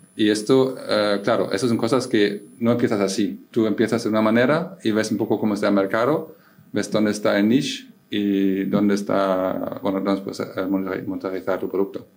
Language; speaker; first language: Spanish; non-native, fluent; German